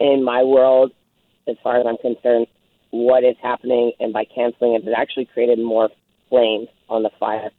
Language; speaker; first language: English; native; English